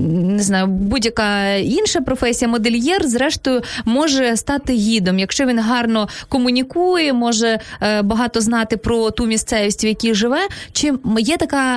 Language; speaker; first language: Ukrainian; native; Ukrainian